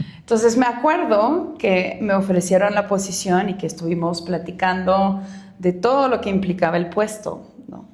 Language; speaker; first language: Spanish; non-native, fluent; French